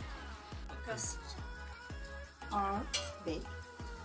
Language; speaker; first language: English; non-native, learner; Turkish